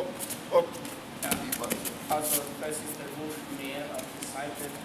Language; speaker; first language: German; non-native, fluent; Croatian